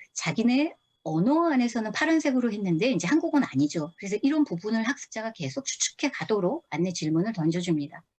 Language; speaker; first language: Korean; native; Korean